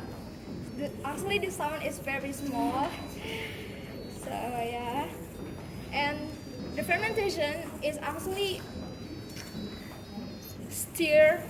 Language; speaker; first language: English; non-native, learner; Indonesian